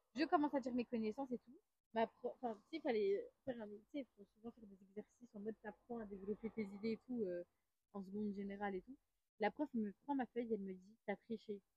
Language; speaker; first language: French; native; French